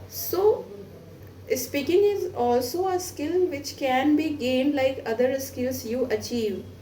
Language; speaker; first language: English; non-native, local second language; Hindi